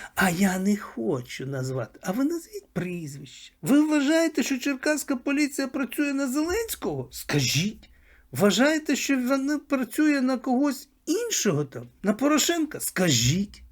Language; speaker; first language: Ukrainian; native; Ukrainian